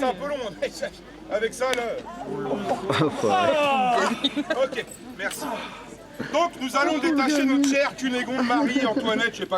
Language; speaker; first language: French; native; French